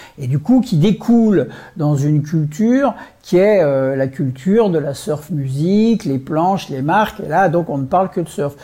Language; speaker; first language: French; native; French